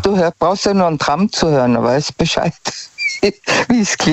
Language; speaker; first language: German; native; German